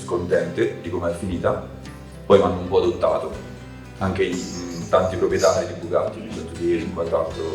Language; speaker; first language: Italian; native; Italian